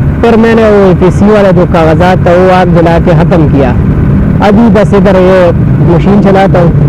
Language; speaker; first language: Urdu; non-native, local second language; Pashto